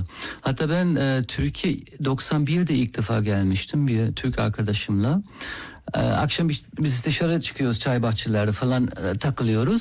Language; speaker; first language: Turkish; non-native, fluent; German